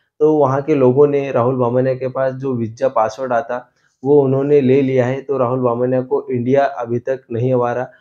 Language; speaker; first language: Hindi; native; Hindi